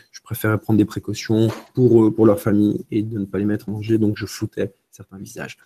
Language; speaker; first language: French; early bilingual, other home language; Romanian